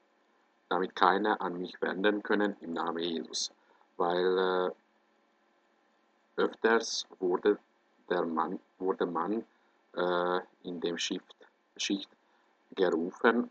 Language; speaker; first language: German; non-native, fluent; Hungarian